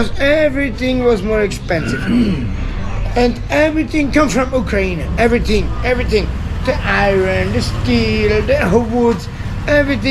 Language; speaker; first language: English; non-native, learner; Italian